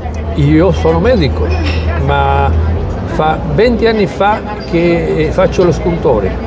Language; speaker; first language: Italian; early bilingual, heritage; Spanish